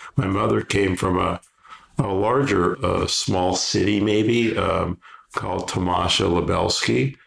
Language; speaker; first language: English; early bilingual, other home language; Polish